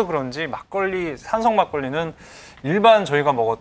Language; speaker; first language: Korean; native; Korean